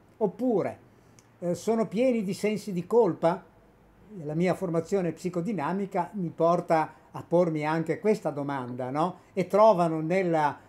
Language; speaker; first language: Italian; native; Italian